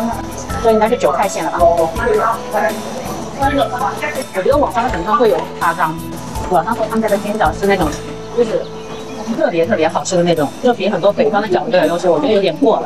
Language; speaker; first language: Chinese; native; Chinese